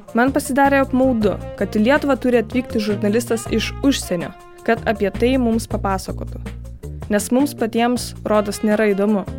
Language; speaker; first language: Lithuanian; non-native, local second language; Polish